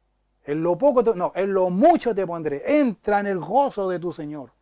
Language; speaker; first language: Spanish; native; Spanish